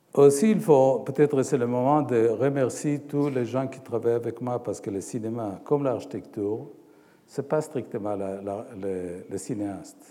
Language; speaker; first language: French; non-native, fluent; Hebrew